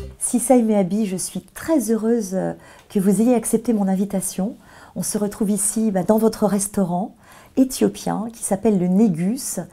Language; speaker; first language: French; native; French